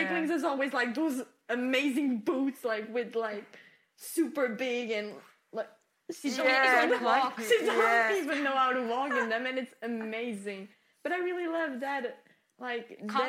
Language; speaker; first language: English; non-native, fluent; French